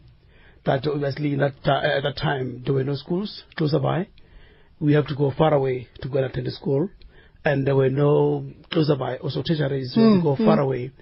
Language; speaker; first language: English; non-native, local second language; Northern Sotho